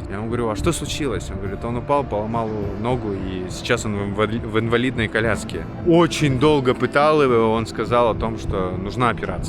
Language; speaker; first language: Russian; native; Russian